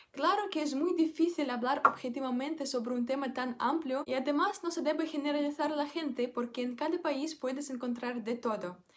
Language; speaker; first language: Spanish; non-native, fluent; Russian